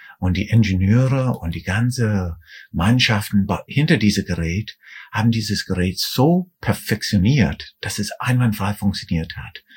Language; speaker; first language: German; non-native, fluent; English